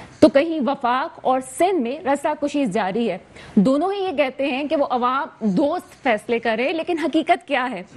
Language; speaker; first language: Urdu; native; Urdu